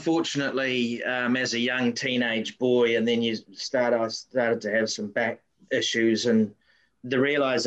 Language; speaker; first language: English; native; English